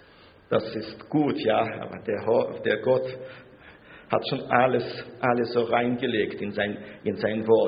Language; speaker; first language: German; non-native, fluent; Russian